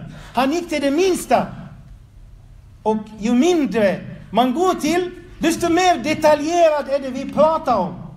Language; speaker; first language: Swedish; non-native, fluent; Arabic